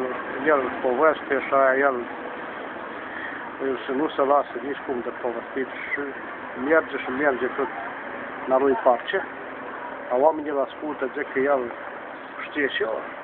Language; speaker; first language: Romanian; early bilingual, heritage; Romanian